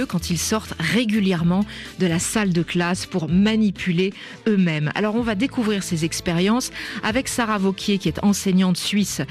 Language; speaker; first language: French; native; French